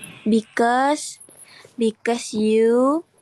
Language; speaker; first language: English; non-native, learner; Indonesian